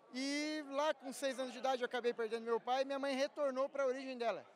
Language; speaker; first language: Portuguese; native; Portuguese